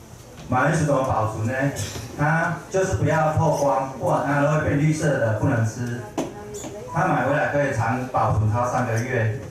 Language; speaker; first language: Chinese; native; Chinese